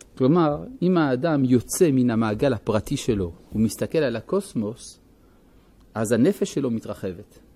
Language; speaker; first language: Hebrew; non-native, fluent; French